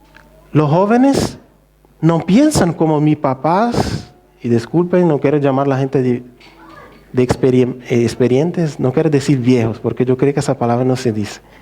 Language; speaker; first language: Spanish; non-native, fluent; Portuguese